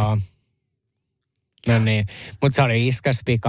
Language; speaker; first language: Finnish; native; Finnish